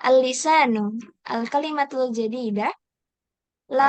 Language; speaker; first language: Arabic; non-native, learner; Indonesian